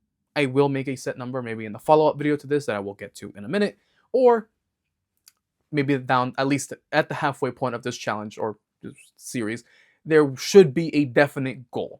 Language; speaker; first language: English; native; English